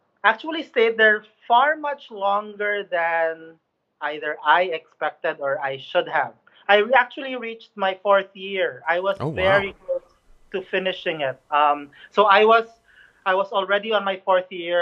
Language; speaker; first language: English; non-native, local second language; Cebuano